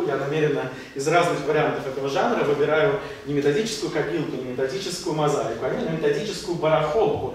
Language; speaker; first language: Russian; native; Russian